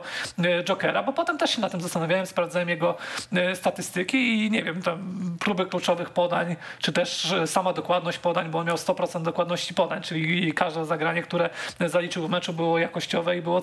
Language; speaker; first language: Polish; native; Polish